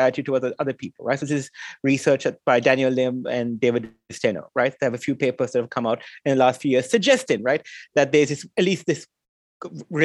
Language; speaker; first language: English; non-native, local second language; Sinhala